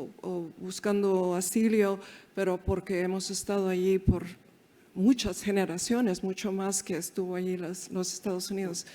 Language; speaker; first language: Spanish; early bilingual, heritage; Spanish